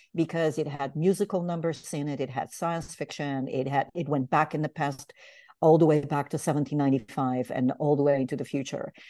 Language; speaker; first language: English; early bilingual, other home language; Bulgarian